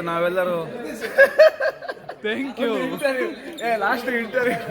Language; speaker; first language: Kannada; non-native, local second language; Tulu